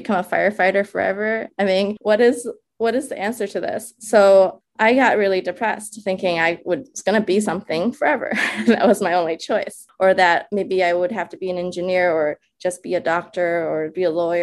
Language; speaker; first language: English; early bilingual, other home language; Chinese